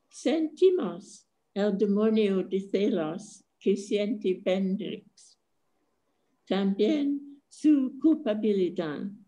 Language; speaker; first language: Spanish; non-native, fluent; English